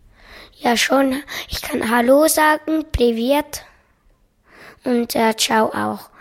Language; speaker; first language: German; early bilingual, other home language; Russian